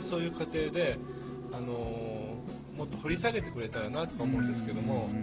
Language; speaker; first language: Japanese; native; Japanese